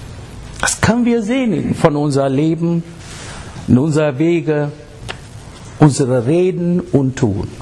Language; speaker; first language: German; non-native, learner; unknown